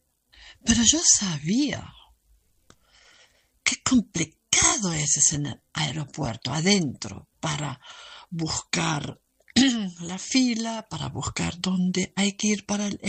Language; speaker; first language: Spanish; non-native, fluent; German